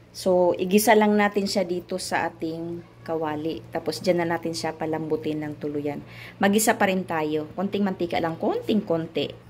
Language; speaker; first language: Filipino; non-native, local second language; Cebuano